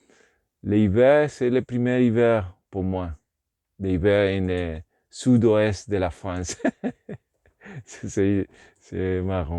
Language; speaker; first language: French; non-native, learner; Spanish